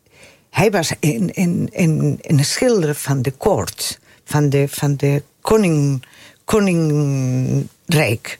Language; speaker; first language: Dutch; non-native, fluent; Spanish